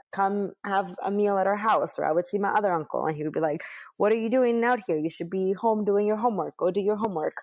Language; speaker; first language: English; early bilingual, other home language; Spanish